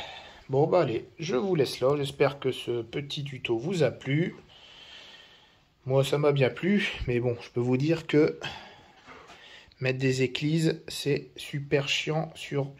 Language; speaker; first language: French; native; French